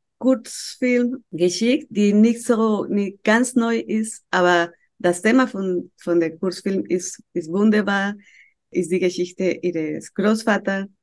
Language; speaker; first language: German; non-native, fluent; Spanish